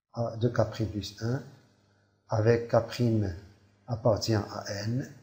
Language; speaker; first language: French; non-native, local second language; Arabic